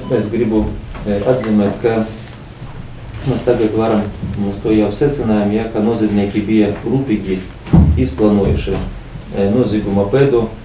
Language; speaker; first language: Latvian; non-native, local second language; Russian